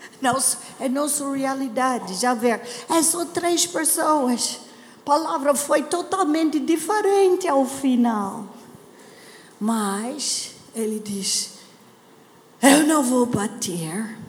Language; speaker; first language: Portuguese; non-native, learner; English